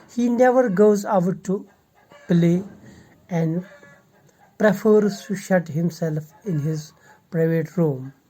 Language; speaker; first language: English; non-native, local second language; Urdu